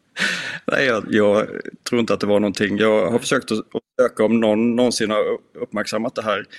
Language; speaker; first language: Swedish; native; Swedish